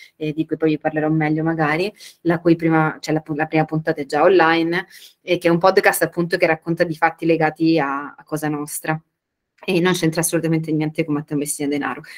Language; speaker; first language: Italian; native; Italian